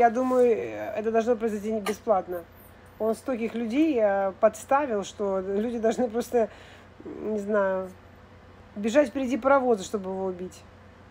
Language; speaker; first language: Russian; native; Russian